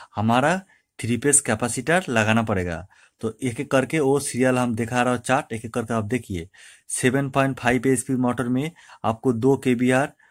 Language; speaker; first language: Hindi; non-native, local second language; Bangla